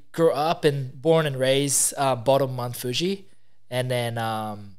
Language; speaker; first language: English; non-native, fluent; Japanese